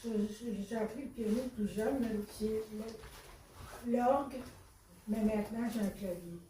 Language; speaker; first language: French; non-native, learner; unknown